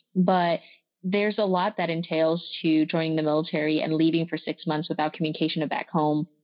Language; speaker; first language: English; early bilingual, other home language; French